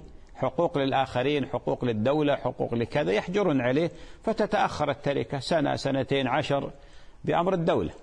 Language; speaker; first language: Arabic; native; Arabic